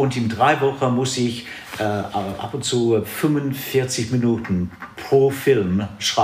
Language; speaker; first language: German; non-native, fluent; English